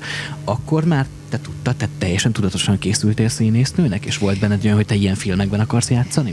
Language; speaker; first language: Hungarian; native; Hungarian